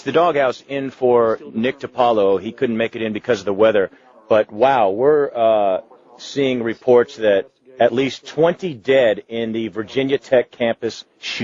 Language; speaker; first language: English; native; English